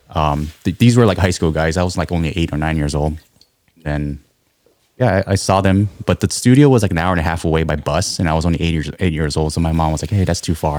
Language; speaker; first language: English; non-native, fluent; Korean